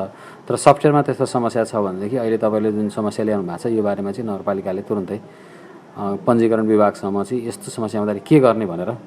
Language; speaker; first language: Nepali; native; Nepali